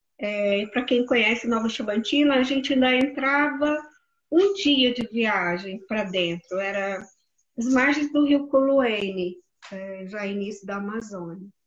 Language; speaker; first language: Portuguese; native; Portuguese